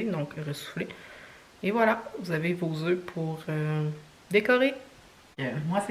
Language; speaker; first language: French; native; French